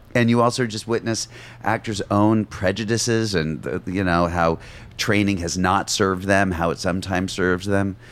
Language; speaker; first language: English; native; English